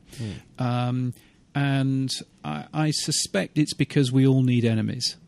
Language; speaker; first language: English; native; English